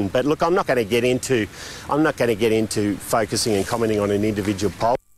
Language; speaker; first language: English; native; English